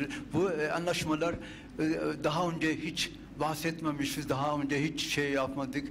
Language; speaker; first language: Turkish; non-native, fluent; Urdu